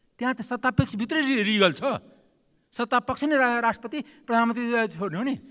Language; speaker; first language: Nepali; non-native, local second language; Maithili